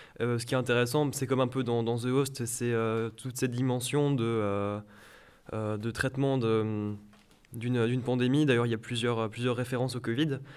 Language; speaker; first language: French; native; French